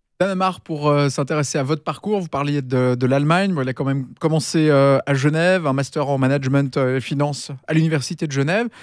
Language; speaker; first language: French; native; French